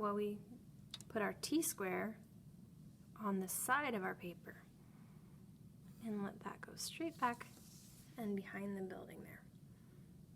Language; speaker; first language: English; native; English